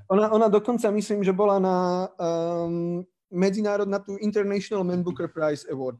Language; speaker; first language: Slovak; native; Slovak